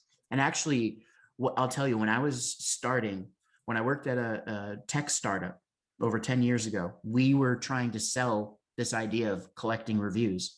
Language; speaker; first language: English; native; English